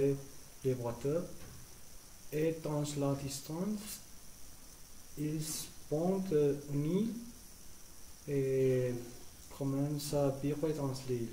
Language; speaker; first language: French; non-native, learner; Spanish